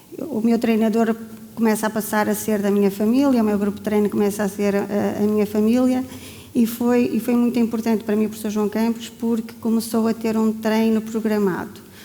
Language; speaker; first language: Portuguese; native; Portuguese